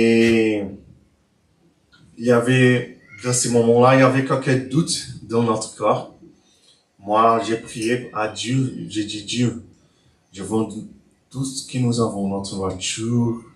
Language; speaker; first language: French; non-native, learner; Portuguese